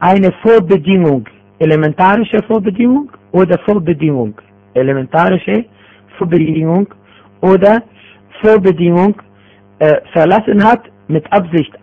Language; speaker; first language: German; non-native, fluent; Arabic